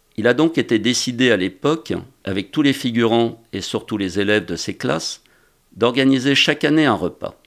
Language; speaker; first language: French; native; French